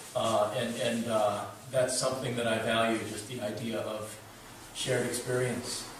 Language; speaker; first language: English; native; English